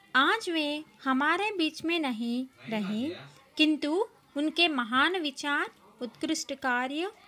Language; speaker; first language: Hindi; non-native, local second language; Telugu